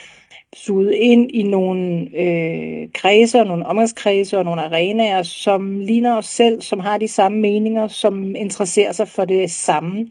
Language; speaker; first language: Danish; native; Danish